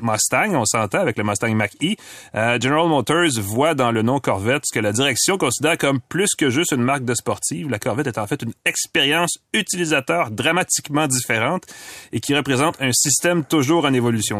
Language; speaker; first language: French; native; French